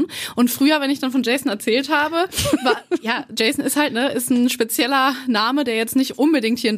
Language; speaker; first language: German; native; German